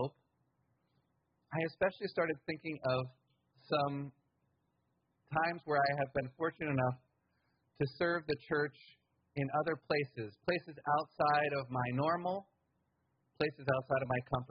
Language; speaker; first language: English; native; English